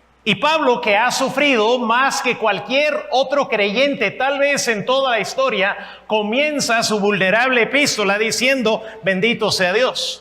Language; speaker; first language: Spanish; non-native, fluent; English